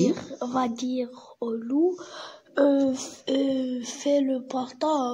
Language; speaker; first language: French; non-native, learner; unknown